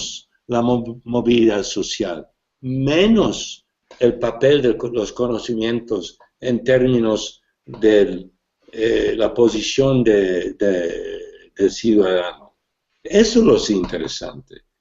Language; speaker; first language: Spanish; non-native, fluent; English